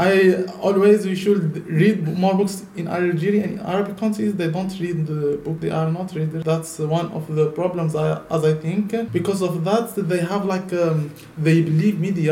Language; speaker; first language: English; non-native, learner; Arabic